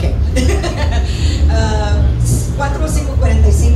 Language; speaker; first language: Spanish; early bilingual, heritage; English